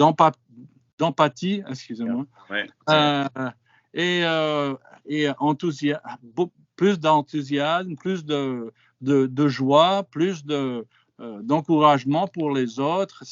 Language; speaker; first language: French; non-native, fluent; English